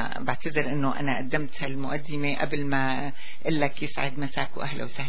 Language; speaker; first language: Arabic; native; Arabic